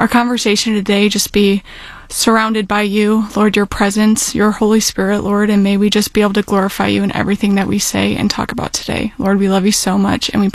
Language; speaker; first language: English; native; English